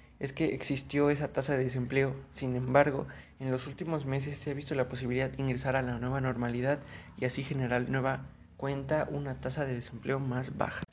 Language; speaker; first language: Spanish; native; Spanish